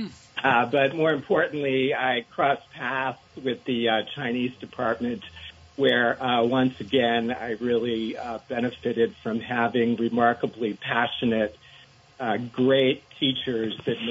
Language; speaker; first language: English; native; English